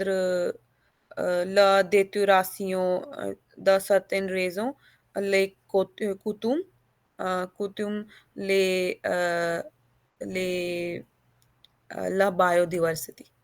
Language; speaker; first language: French; non-native, learner; Hindi